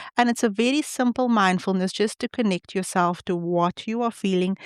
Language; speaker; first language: English; non-native, local second language; Afrikaans